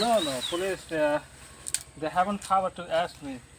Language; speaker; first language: English; non-native, learner; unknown